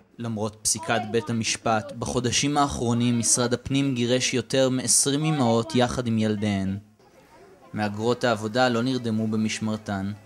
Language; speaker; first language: Hebrew; native; Hebrew